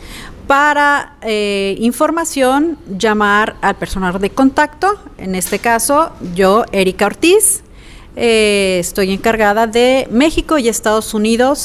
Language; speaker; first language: Spanish; native; Spanish